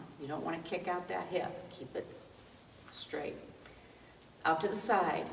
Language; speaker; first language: English; native; English